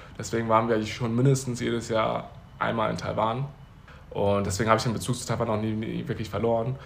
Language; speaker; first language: German; early bilingual, other home language; Chinese